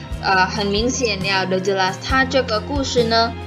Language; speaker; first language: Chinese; non-native, fluent; Indonesian